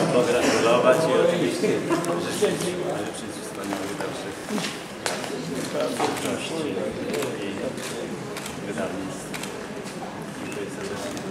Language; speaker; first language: Polish; native; Polish